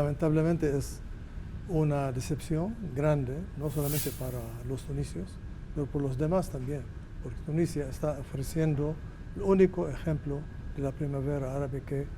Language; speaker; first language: Spanish; non-native, fluent; Arabic